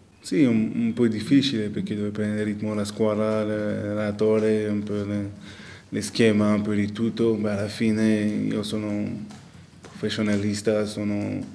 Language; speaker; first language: Italian; non-native, local second language; French